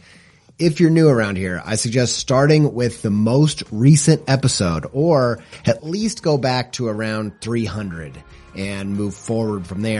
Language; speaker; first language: English; native; English